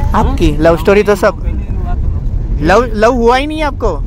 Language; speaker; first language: Hindi; non-native, local second language; Marathi